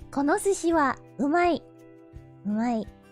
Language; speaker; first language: Japanese; non-native, learner; English